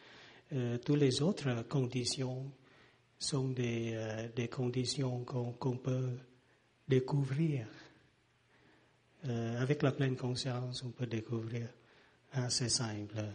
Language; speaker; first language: French; non-native, learner; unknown